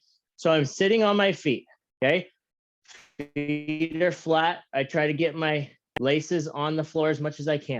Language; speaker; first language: English; native; English